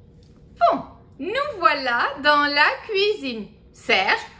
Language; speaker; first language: French; native; French